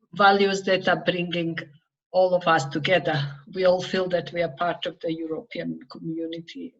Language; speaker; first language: English; non-native, fluent; Macedonian